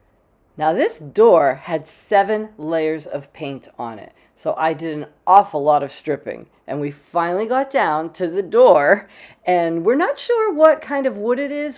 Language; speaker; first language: English; native; English